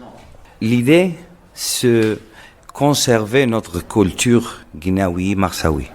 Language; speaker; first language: French; non-native, local second language; Arabic